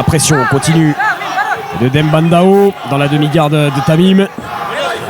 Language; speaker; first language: French; native; French